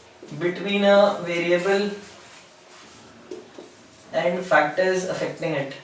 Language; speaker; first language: English; non-native, local second language; Hindi